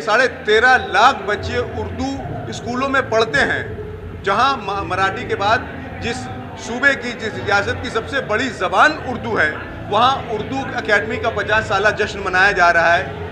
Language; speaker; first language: Hindi; native; Hindi